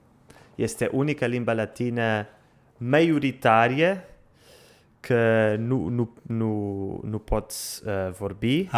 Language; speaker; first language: Romanian; non-native, learner; Portuguese